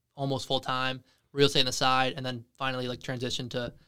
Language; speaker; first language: English; native; English